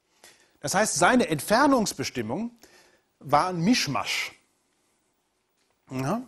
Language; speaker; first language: German; native; German